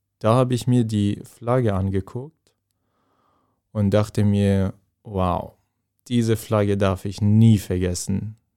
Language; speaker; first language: German; non-native, fluent; Persian